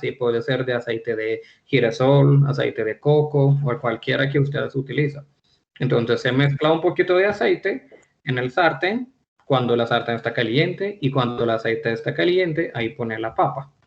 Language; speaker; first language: Spanish; non-native, fluent; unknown